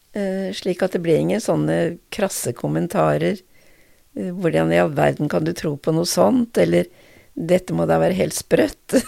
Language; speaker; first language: Norwegian; native; Norwegian